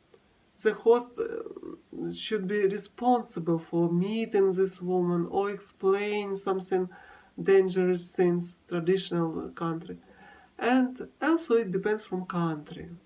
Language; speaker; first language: English; non-native, learner; Russian